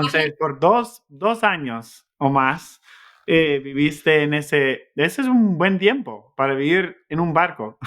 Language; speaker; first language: Spanish; non-native, fluent; English